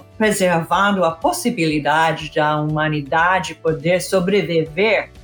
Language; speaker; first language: Portuguese; non-native, fluent; English